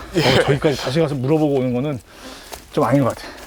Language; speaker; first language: Korean; native; Korean